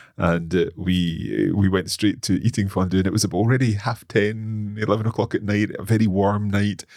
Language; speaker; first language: English; native; English